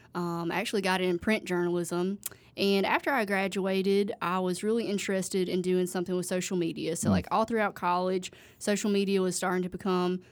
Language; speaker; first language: English; native; English